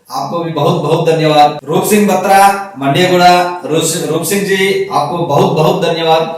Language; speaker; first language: Hindi; non-native, local second language; Telugu